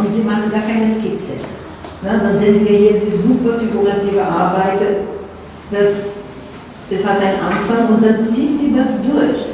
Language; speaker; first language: German; non-native, fluent; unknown